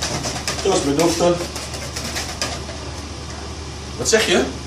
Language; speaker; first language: Dutch; native; Dutch